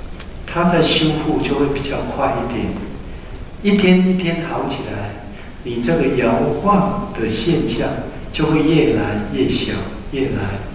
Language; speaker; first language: Chinese; native; Chinese